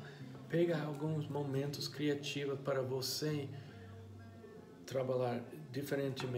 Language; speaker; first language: Portuguese; non-native, fluent; English